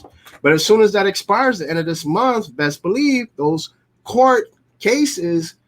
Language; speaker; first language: English; native; English